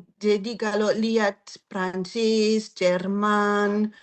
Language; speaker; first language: Indonesian; non-native, fluent; French